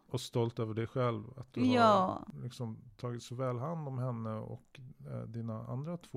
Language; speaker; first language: Swedish; native; Swedish